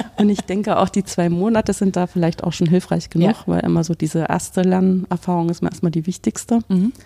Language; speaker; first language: German; native; German